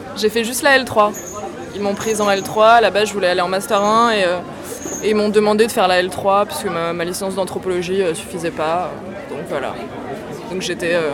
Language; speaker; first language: French; native; French